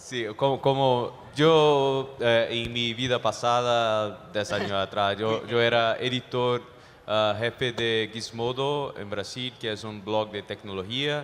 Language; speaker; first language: Spanish; non-native, fluent; Portuguese